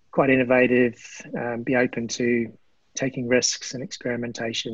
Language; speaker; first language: English; native; English